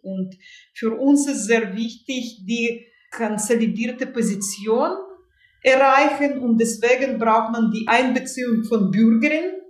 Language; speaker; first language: German; non-native, fluent; Russian